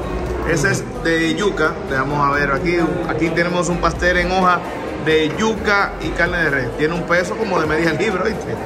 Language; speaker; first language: Spanish; native; Spanish